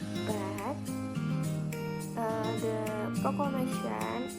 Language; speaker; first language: English; non-native, learner; Indonesian